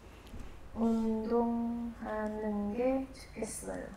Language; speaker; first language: Korean; non-native, learner; Indonesian